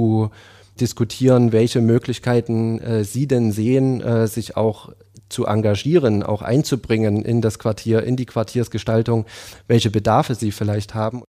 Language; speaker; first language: German; native; German